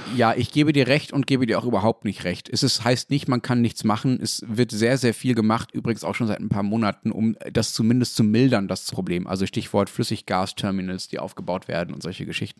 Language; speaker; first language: German; native; German